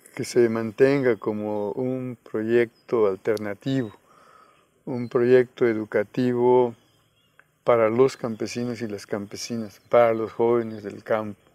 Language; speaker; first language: Spanish; native; Spanish